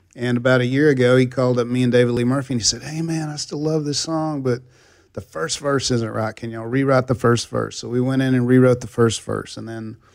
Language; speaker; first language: English; native; English